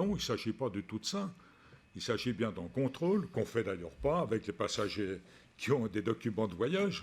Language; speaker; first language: French; native; French